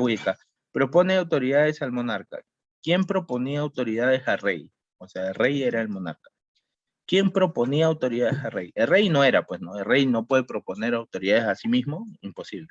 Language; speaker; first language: Spanish; native; Spanish